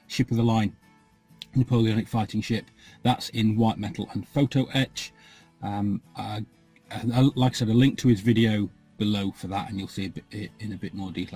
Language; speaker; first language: English; native; English